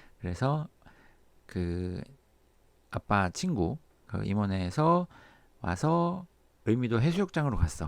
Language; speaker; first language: Korean; native; Korean